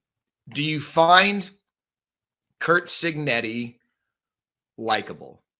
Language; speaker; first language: English; native; English